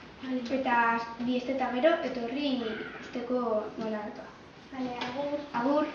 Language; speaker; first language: Basque; non-native, local second language; Spanish